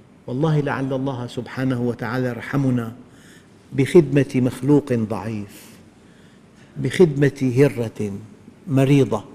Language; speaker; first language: Arabic; native; Arabic